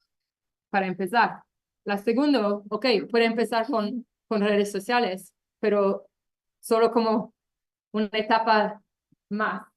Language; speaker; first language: Spanish; non-native, learner; English